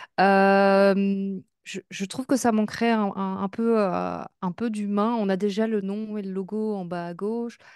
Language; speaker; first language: French; native; French